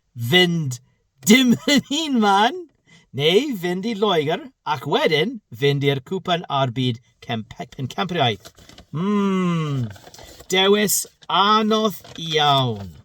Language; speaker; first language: Welsh; non-native, learner; English